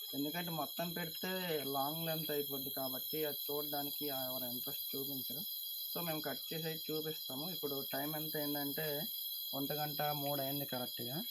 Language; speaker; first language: Telugu; non-native, local second language; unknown